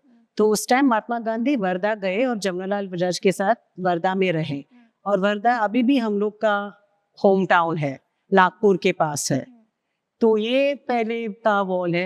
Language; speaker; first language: Hindi; non-native, local second language; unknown